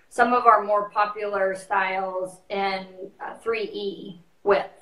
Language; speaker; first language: English; native; English